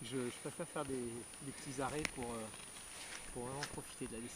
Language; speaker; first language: French; native; French